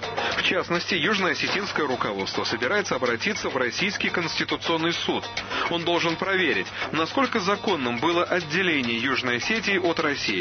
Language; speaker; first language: Russian; native; Russian